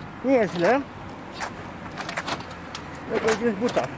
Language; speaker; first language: Polish; native; Polish